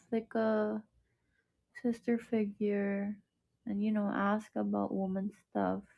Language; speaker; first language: English; non-native, local second language; Filipino